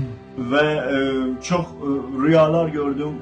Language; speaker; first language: Turkish; non-native, fluent; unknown